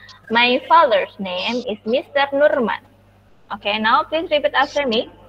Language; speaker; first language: English; non-native, fluent; Indonesian